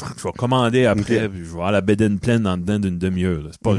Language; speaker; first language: French; native; French